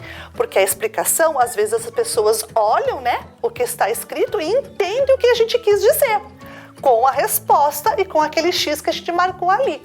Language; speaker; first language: Portuguese; native; Portuguese